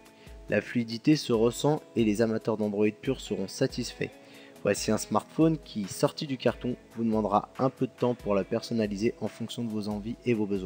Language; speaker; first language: French; native; French